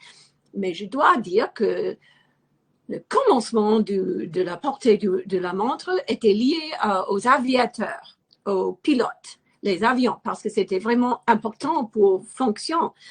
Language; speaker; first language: French; non-native, fluent; English